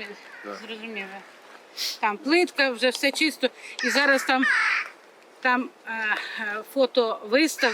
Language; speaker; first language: Ukrainian; native; Ukrainian